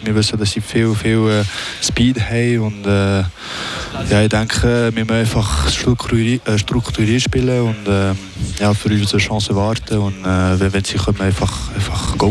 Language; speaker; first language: German; non-native, fluent; French